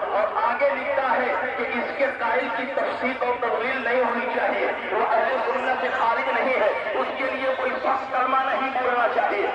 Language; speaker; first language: Urdu; native; Urdu